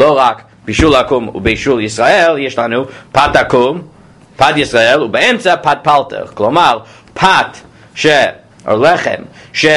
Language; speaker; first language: Hebrew; non-native, fluent; English